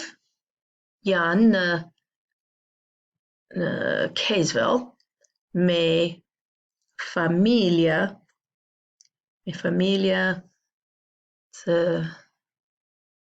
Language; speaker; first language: Albanian; non-native, learner; English